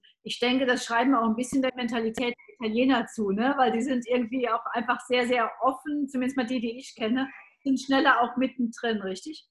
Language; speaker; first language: German; native; German